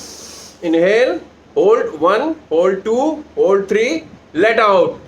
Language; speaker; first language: English; non-native, local second language; Punjabi